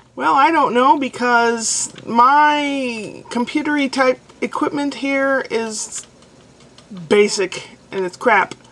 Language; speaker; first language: English; native; English